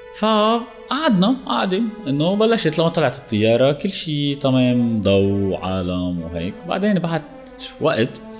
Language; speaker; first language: Arabic; native; Arabic